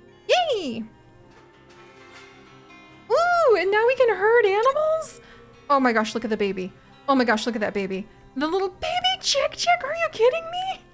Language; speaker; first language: English; native; English